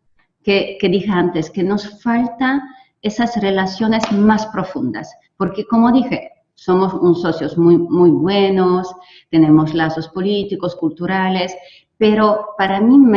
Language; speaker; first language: Spanish; non-native, fluent; Polish